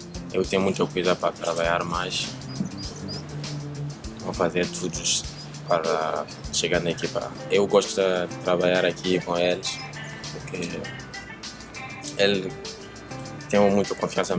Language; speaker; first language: Portuguese; non-native, learner; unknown